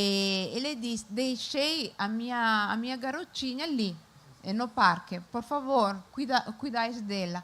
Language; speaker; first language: Portuguese; non-native, fluent; Italian